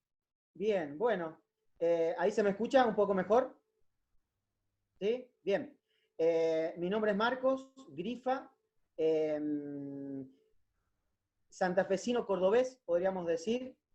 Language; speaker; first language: Spanish; native; Spanish